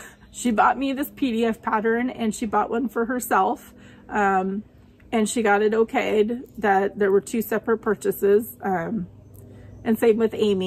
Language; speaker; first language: English; native; English